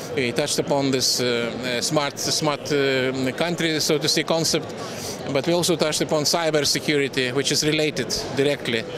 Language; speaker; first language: English; non-native, fluent; Lithuanian